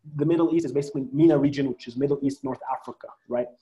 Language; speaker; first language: English; non-native, fluent; Arabic